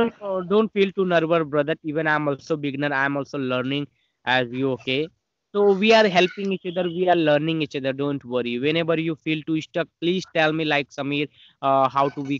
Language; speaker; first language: English; non-native, learner; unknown